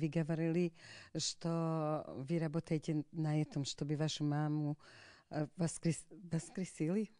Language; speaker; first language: Russian; non-native, learner; Slovak